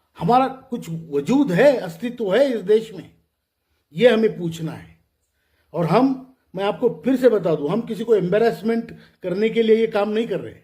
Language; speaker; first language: Hindi; non-native, local second language; Marathi